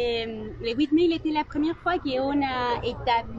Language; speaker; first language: French; non-native, learner; Spanish